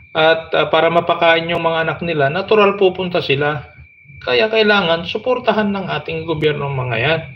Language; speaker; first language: Filipino; non-native, local second language; Iloko